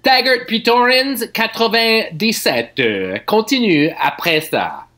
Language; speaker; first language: French; non-native, learner; English